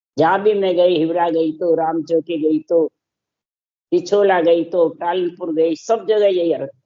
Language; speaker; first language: Hindi; native; Hindi